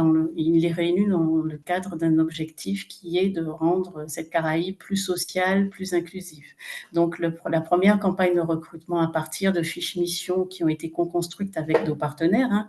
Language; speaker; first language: French; native; French